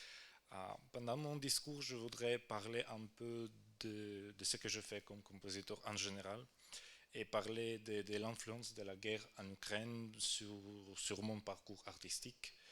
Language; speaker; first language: French; non-native, fluent; Ukrainian